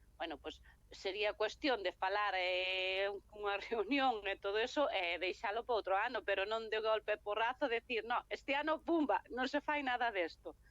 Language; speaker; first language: Galician; native; Galician